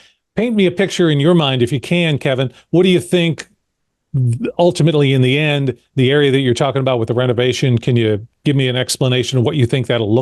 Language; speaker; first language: English; native; English